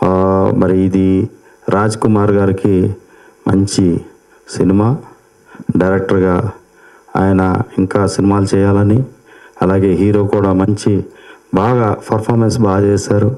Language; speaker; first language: Telugu; native; Telugu